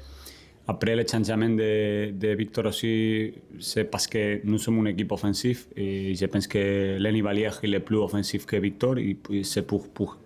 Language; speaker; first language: French; non-native, learner; Spanish